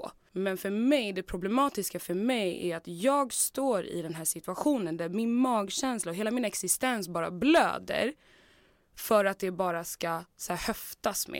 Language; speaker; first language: Swedish; native; Swedish